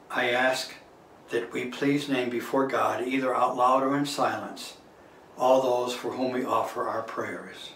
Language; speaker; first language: English; native; English